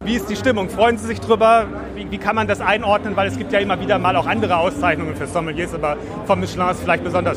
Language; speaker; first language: German; native; German